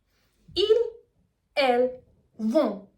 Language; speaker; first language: French; non-native, fluent; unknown